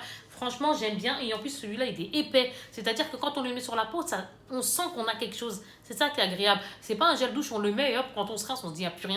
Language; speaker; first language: French; native; French